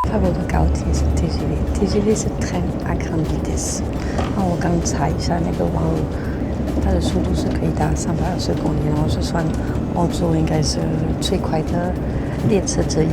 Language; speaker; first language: Chinese; non-native, fluent; French